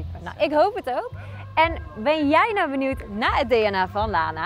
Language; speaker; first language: Dutch; native; Dutch